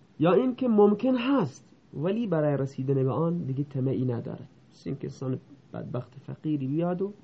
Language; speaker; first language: Persian; non-native, local second language; Baluchi